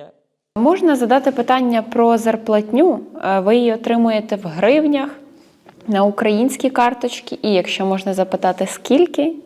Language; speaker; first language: Ukrainian; native; Ukrainian